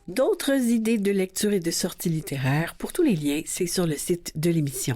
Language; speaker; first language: French; native; French